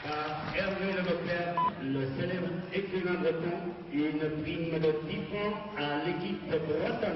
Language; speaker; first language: French; native; French